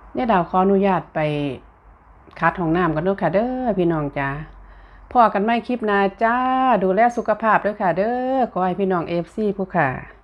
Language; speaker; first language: Thai; native; Thai